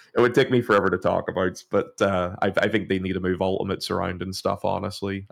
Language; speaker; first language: English; native; English